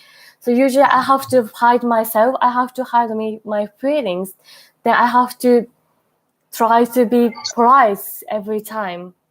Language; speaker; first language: English; non-native, learner; Japanese